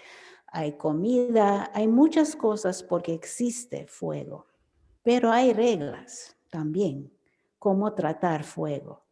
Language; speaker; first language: Spanish; non-native, fluent; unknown